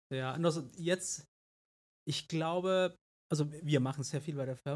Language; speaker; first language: German; non-native, fluent; Spanish